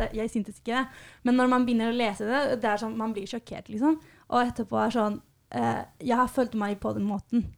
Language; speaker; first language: Norwegian; non-native, fluent; Spanish